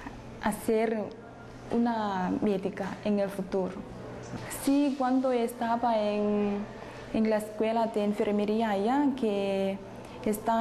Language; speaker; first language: Spanish; non-native, learner; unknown